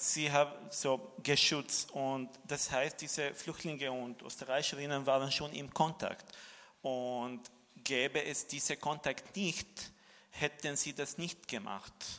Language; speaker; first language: German; non-native, fluent; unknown